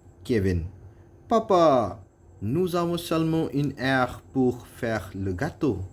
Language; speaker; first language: French; non-native, fluent; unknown